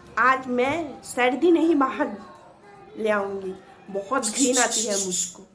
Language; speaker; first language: Hindi; non-native, local second language; Bangla